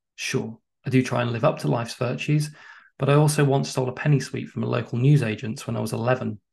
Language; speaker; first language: English; native; English